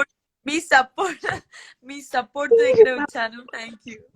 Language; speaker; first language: Telugu; non-native, learner; Gujarati